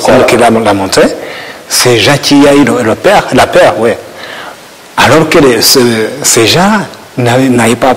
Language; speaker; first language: French; non-native, learner; Kinyarwanda